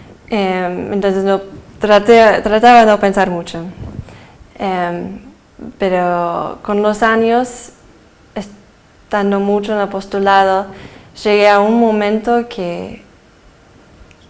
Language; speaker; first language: Spanish; early bilingual, heritage; Spanish